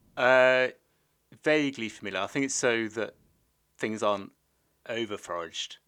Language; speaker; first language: English; native; English